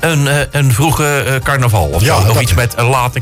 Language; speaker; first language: Dutch; native; Dutch